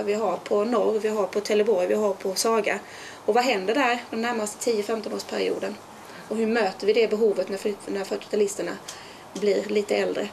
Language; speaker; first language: Swedish; native; Swedish